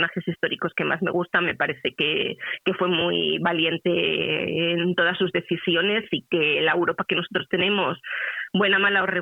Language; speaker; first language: Spanish; native; Spanish